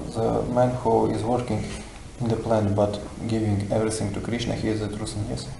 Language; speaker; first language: English; non-native, fluent; Russian